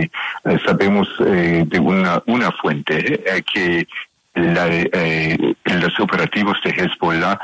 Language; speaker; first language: Spanish; non-native, learner; English